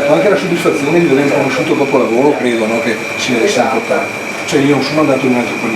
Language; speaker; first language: Italian; native; Italian